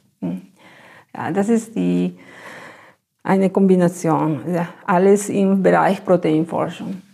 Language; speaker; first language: German; non-native, fluent; Spanish